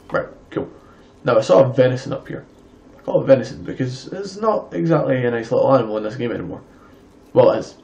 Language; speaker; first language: English; native; English